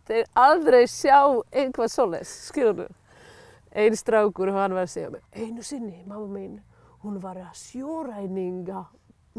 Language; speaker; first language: Icelandic; non-native, learner; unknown